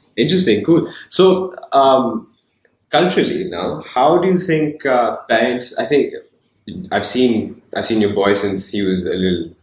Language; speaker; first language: English; non-native, local second language; Urdu